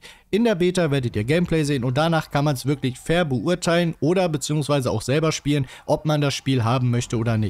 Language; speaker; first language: German; native; German